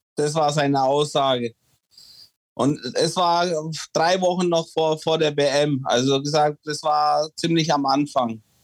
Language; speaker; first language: German; early bilingual, other home language; Czech